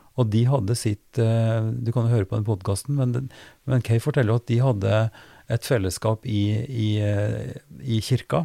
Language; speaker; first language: Norwegian; native; Norwegian